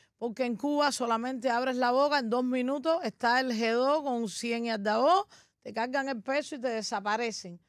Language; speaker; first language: Spanish; native; Spanish